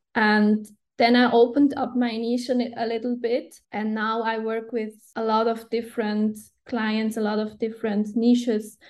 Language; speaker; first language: English; non-native, fluent; Swiss German